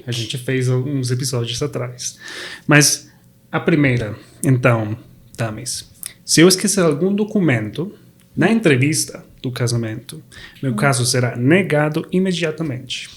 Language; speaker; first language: Portuguese; non-native, fluent; Spanish